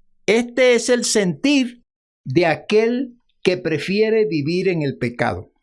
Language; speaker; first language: Spanish; native; Spanish